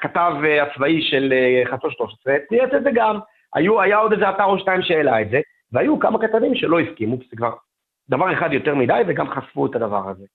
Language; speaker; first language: Hebrew; native; Hebrew